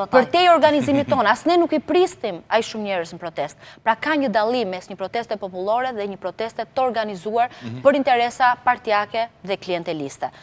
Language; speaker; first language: Albanian; native; Albanian